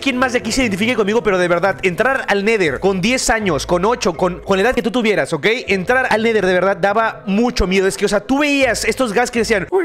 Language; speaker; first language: Spanish; native; Spanish